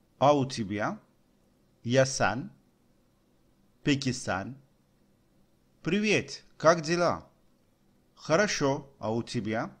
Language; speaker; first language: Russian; non-native, learner; Turkish